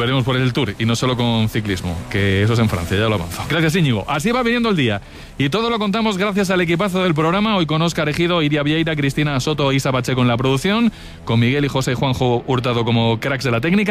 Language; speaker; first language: Spanish; native; Spanish